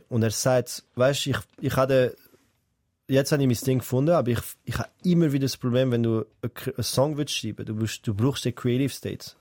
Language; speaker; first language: German; native; German